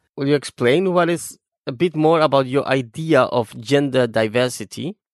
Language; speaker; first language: English; non-native, fluent; Spanish